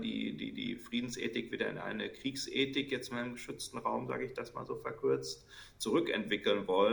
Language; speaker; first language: German; native; German